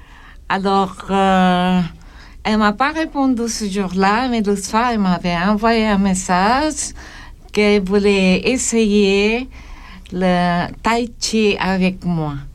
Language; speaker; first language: French; non-native, learner; Filipino